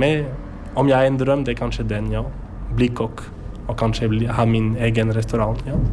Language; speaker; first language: Swedish; non-native, learner; French